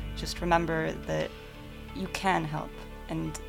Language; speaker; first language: English; early bilingual, other home language; Ukrainian